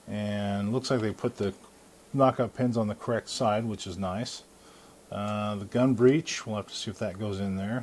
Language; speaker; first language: English; native; English